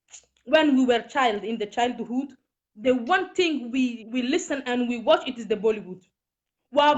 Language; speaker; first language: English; non-native, learner; Somali